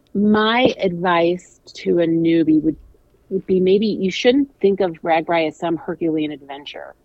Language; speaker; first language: English; native; English